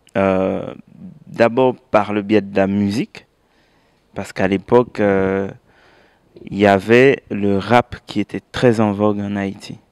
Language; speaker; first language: French; native; French